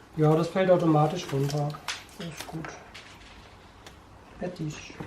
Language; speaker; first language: German; native; German